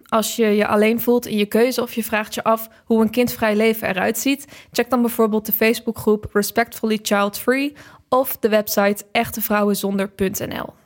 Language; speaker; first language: Dutch; native; Dutch